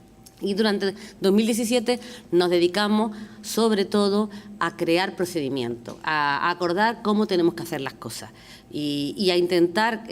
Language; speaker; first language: Spanish; native; Spanish